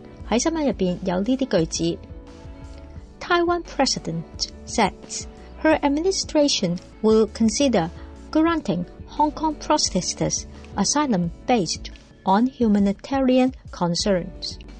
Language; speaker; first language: English; non-native, local second language; Cantonese